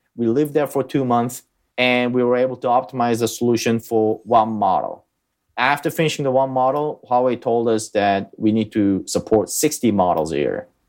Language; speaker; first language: English; early bilingual, other home language; Korean